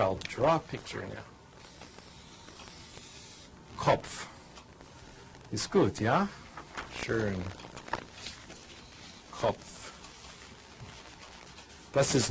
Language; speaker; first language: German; non-native, fluent; English